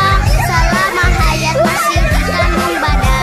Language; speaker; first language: Indonesian; native; Indonesian